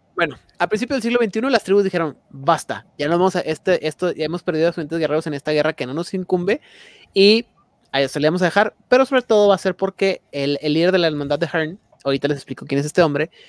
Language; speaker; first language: Spanish; native; Spanish